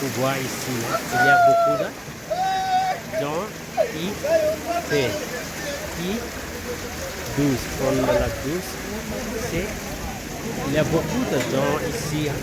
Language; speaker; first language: French; non-native, learner; Nepali